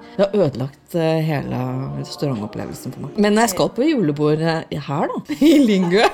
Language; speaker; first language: Norwegian; native; Norwegian